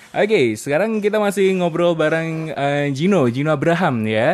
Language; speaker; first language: Indonesian; native; Indonesian